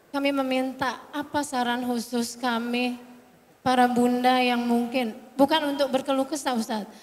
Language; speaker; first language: Indonesian; native; Indonesian